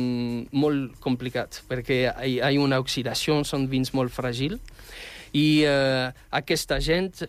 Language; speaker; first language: Catalan; non-native, fluent; French